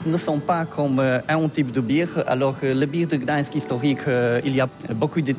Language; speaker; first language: French; non-native, learner; Polish